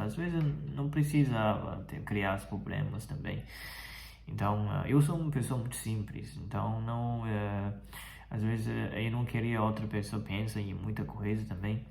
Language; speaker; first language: Portuguese; non-native, fluent; Chinese